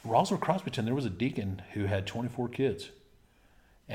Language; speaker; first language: English; early bilingual, other home language; Spanish